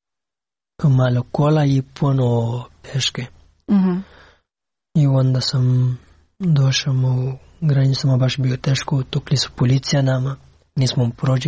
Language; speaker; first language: Serbian; non-native, learner; Pashto